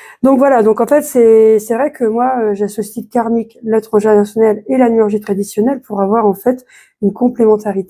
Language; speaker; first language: French; native; French